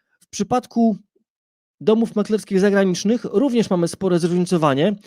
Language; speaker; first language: Polish; native; Polish